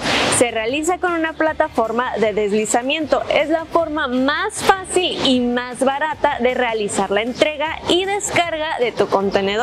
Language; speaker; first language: Spanish; native; Spanish